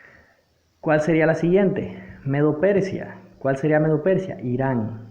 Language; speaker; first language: Spanish; native; Spanish